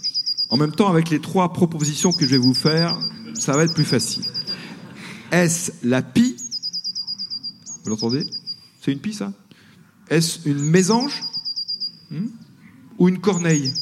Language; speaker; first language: French; native; French